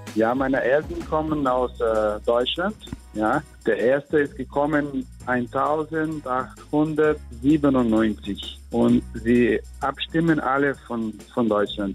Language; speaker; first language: German; early bilingual, heritage; German